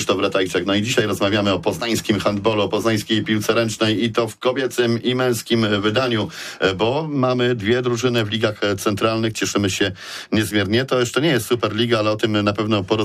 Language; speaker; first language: Polish; native; Polish